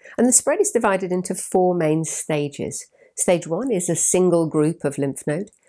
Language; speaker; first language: English; native; English